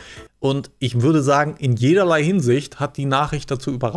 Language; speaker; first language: German; native; German